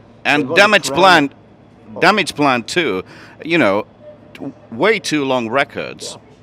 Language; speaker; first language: English; non-native, fluent; Finnish